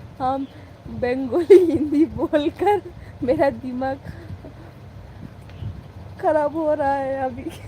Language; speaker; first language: Hindi; non-native, local second language; Bangla